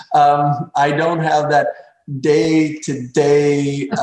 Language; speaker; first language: English; early bilingual, other home language; Spanish